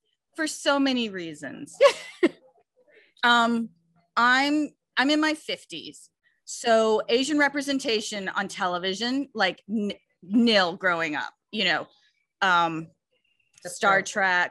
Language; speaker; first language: English; native; English